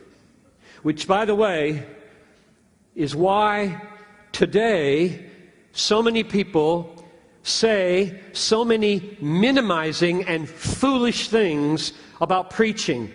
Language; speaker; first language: English; native; English